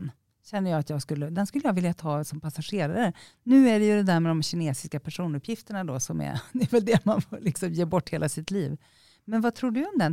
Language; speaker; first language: Swedish; native; Swedish